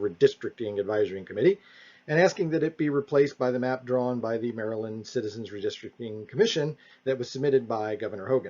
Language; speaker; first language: English; native; English